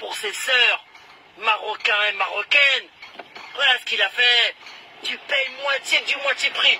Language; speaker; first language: French; early bilingual, other home language; Arabic